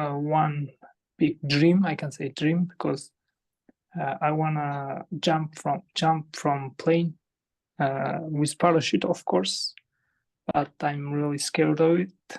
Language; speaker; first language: English; non-native, fluent; Kazakh